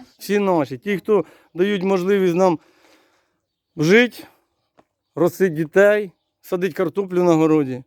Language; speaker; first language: Ukrainian; native; Ukrainian